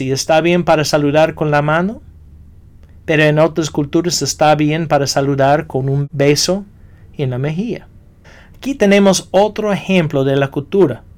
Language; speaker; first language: Spanish; non-native, fluent; English